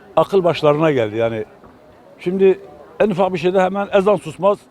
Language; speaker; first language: Turkish; native; Turkish